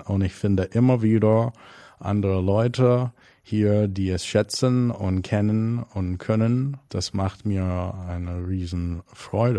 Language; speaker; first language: German; non-native, fluent; English